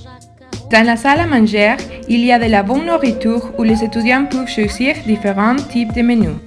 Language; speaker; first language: French; non-native, learner; Spanish